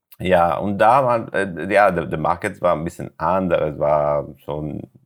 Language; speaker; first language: German; non-native, learner; Italian